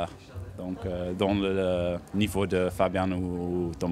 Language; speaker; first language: French; non-native, local second language; Dutch